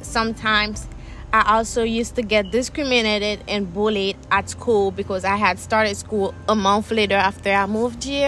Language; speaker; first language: English; non-native, fluent; Haitian Creole